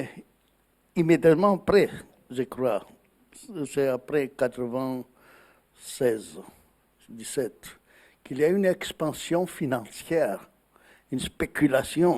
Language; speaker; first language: French; non-native, fluent; Greek